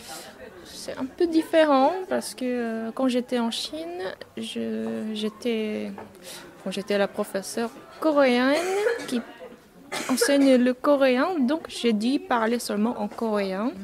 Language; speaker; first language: French; non-native, fluent; Korean